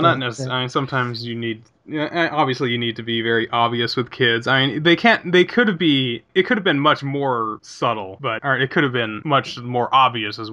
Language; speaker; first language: English; native; English